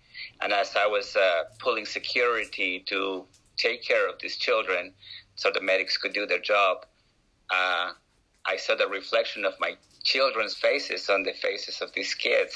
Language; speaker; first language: English; non-native, fluent; Spanish